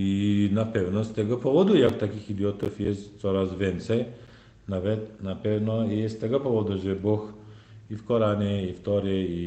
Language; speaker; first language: Polish; non-native, learner; Turkmen